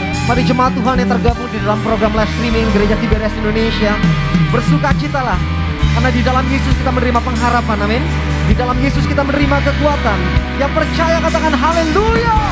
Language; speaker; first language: Indonesian; native; Indonesian